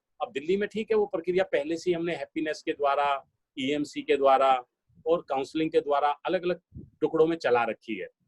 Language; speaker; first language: Hindi; native; Hindi